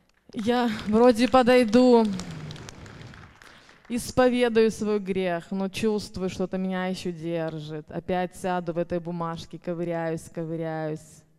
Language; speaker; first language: Russian; native; Russian